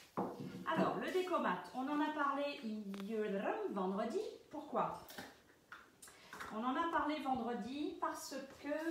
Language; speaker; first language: French; native; French